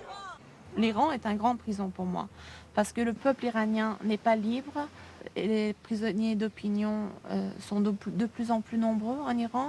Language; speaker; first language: French; early bilingual, other home language; Persian